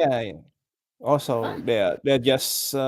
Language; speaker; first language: English; non-native, learner; Indonesian